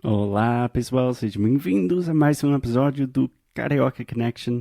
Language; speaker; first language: Portuguese; non-native, fluent; English